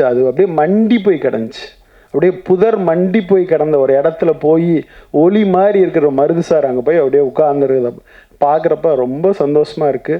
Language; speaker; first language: Tamil; native; Tamil